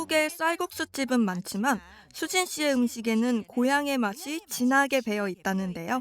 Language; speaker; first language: Korean; native; Korean